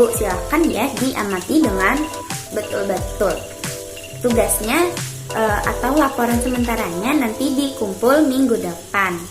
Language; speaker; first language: Indonesian; non-native, local second language; Banjar